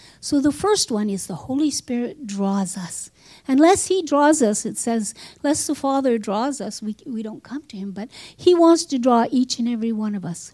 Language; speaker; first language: English; native; English